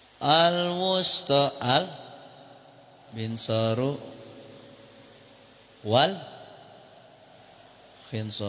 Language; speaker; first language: Arabic; non-native, fluent; Indonesian